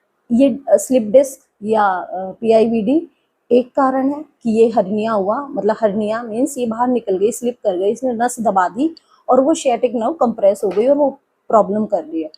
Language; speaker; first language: Hindi; native; Hindi